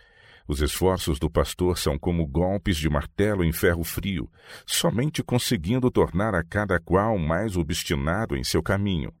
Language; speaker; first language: Portuguese; native; Portuguese